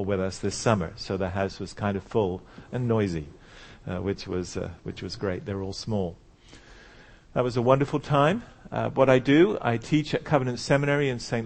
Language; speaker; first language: English; native; English